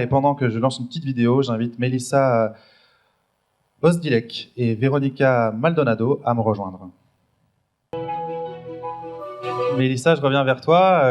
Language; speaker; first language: French; native; French